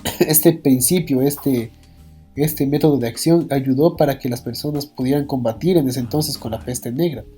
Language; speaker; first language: Spanish; native; Spanish